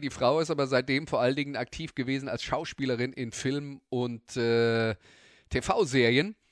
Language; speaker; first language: German; native; German